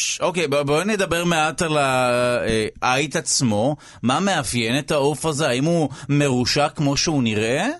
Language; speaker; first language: Hebrew; native; Hebrew